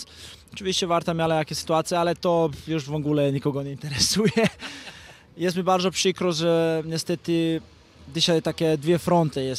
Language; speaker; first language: Polish; non-native, fluent; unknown